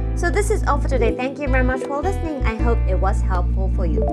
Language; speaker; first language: English; non-native, fluent; Japanese